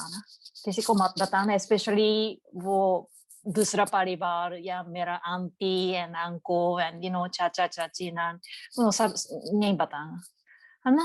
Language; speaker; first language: Hindi; non-native, learner; Japanese